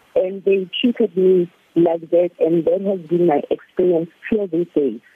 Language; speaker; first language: English; non-native, local second language; Zulu